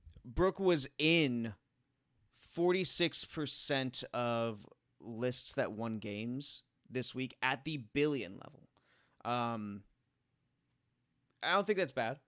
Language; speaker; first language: English; native; English